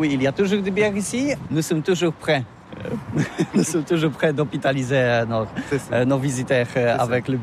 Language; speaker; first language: French; non-native, learner; Polish